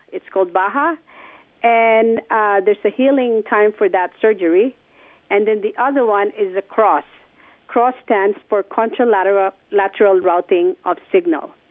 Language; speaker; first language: English; non-native, local second language; Filipino